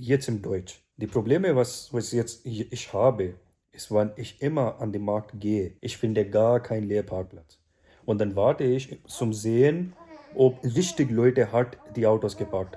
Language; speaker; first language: German; non-native, learner; Urdu